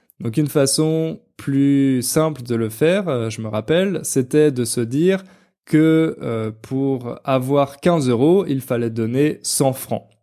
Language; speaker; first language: French; native; French